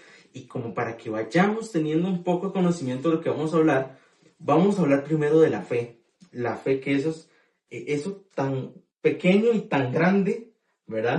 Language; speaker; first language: Spanish; native; Spanish